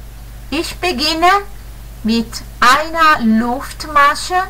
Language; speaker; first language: German; non-native, fluent; Italian